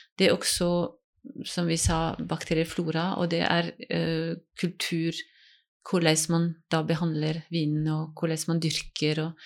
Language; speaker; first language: Norwegian; non-native, fluent; French